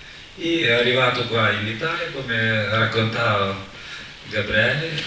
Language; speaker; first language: Italian; non-native, learner; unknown